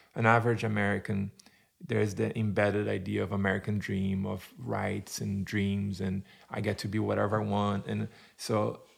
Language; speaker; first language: English; non-native, fluent; Portuguese